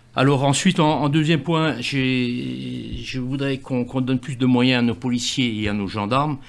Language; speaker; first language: French; native; French